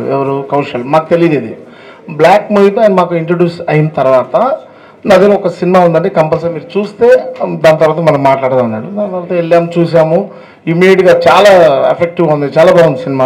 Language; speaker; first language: Telugu; native; Telugu